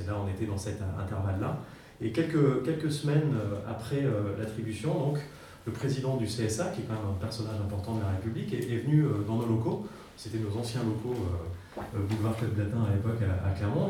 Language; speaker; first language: French; native; French